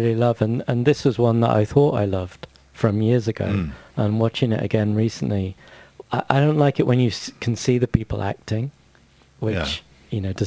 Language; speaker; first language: English; native; English